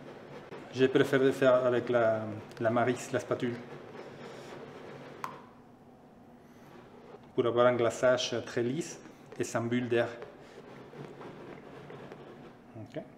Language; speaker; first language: French; non-native, fluent; Spanish